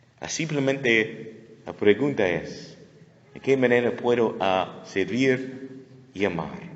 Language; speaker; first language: Spanish; non-native, learner; English